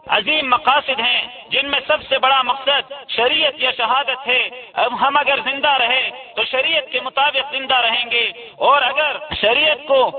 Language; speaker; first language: Urdu; non-native, local second language; Pashto